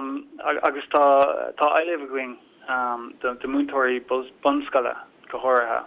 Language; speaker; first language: Irish; non-native, local second language; English